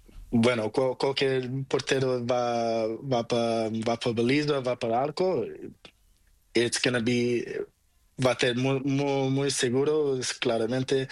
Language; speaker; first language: Spanish; non-native, learner; Portuguese